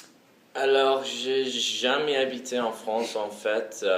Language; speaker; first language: French; early bilingual, heritage; French